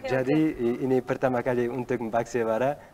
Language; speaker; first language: Indonesian; non-native, learner; Uzbek